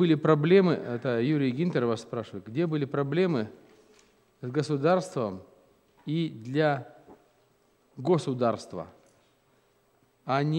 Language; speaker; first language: Russian; native; Russian